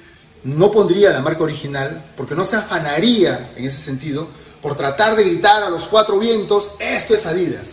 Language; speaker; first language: Spanish; native; Spanish